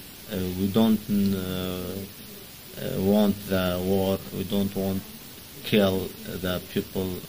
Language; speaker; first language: English; non-native, learner; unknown